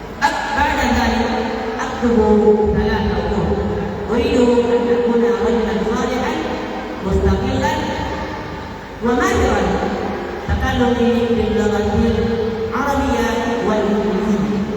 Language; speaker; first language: Arabic; non-native, learner; Indonesian